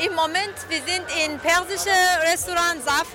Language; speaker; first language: German; non-native, learner; Persian